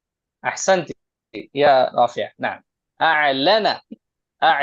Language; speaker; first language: Arabic; non-native, fluent; Urdu